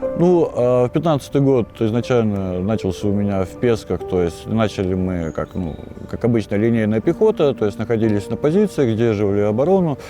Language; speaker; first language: Russian; native; Russian